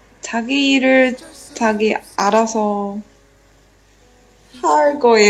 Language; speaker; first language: Korean; non-native, learner; Chinese